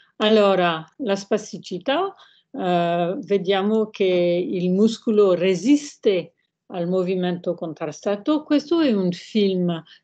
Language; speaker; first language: Italian; non-native, fluent; French